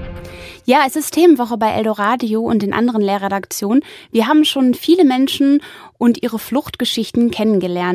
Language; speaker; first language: German; native; German